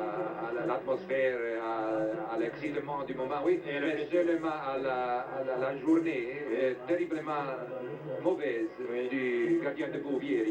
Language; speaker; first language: French; non-native, learner; Italian